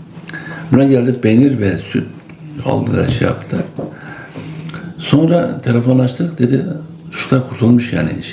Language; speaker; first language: Turkish; non-native, local second language; Kurdish